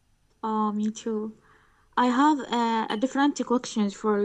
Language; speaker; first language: English; non-native, learner; Arabic